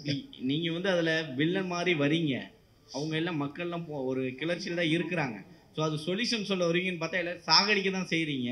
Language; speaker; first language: Tamil; native; Tamil